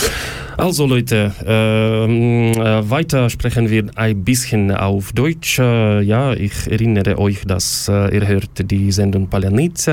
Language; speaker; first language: German; non-native, learner; Ukrainian